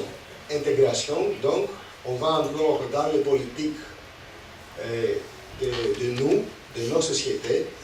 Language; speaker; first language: French; non-native, fluent; Greek